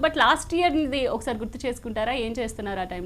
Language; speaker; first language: Telugu; native; Telugu